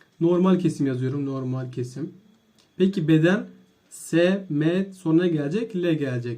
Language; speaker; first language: Turkish; native; Turkish